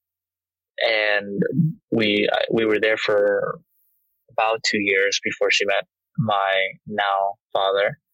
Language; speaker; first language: English; early bilingual, other home language; Spanish